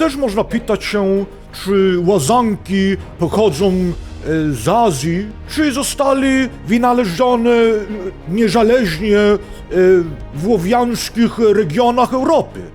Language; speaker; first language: Polish; non-native, fluent; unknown